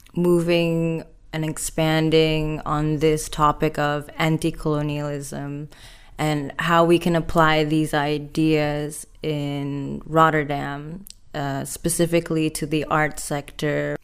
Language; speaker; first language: English; non-native, fluent; Indonesian